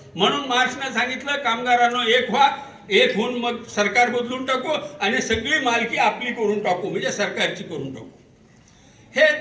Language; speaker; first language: Marathi; non-native, local second language; Urdu